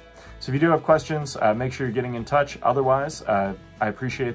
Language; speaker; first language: English; native; English